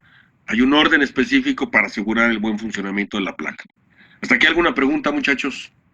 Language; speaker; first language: Spanish; native; Spanish